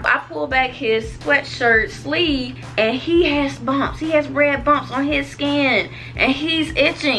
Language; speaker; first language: English; native; English